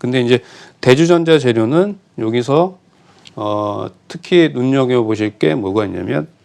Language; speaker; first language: Korean; native; Korean